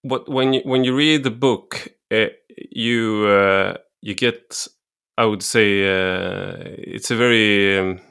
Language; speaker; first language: English; non-native, fluent; Swedish